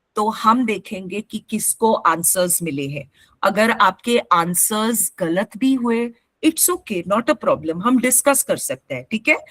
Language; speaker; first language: Hindi; non-native, local second language; Marathi